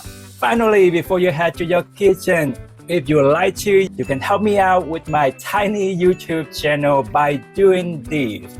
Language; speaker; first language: English; non-native, fluent; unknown